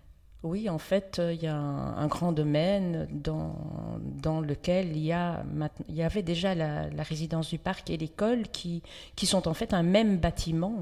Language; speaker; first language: French; native; French